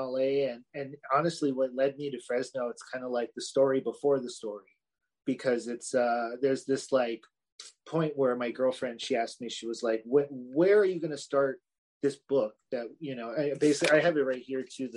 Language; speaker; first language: English; native; English